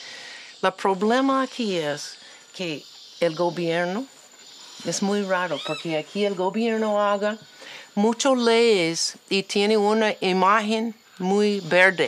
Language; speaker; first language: Spanish; non-native, learner; English